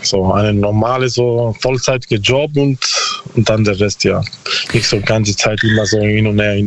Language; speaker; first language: German; non-native, learner; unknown